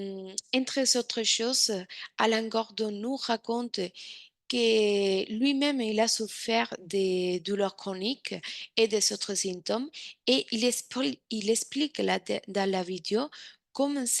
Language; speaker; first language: French; non-native, fluent; Spanish